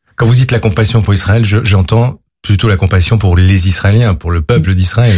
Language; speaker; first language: French; native; French